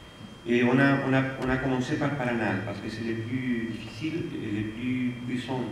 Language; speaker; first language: French; non-native, fluent; Spanish